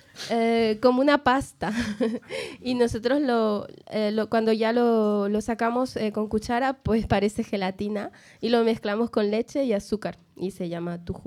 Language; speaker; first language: Spanish; native; Spanish